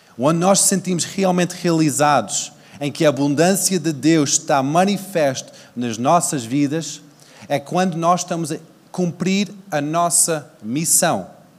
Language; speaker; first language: Portuguese; early bilingual, other home language; English